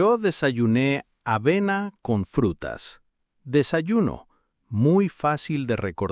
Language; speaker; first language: Spanish; non-native, fluent; English